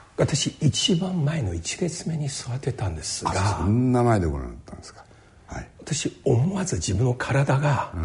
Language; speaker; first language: Japanese; non-native, fluent; Chinese